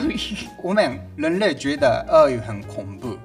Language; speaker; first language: Chinese; non-native, learner; Japanese